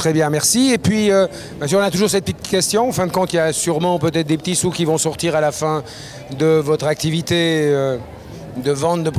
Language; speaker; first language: French; native; French